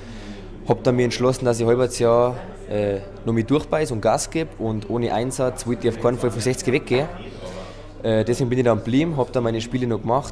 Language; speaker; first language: German; native; German